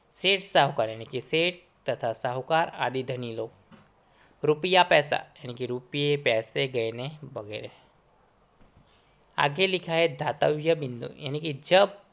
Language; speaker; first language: Hindi; non-native, local second language; Gujarati